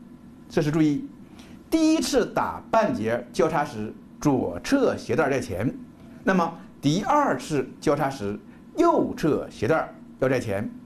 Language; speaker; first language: Chinese; native; Chinese